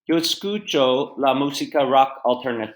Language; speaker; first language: Spanish; non-native, fluent; English